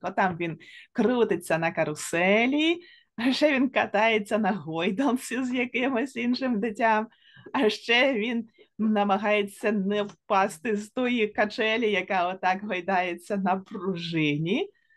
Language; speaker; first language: Ukrainian; native; Ukrainian